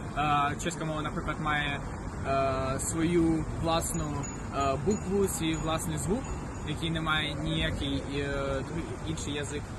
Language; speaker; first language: Ukrainian; non-native, local second language; Russian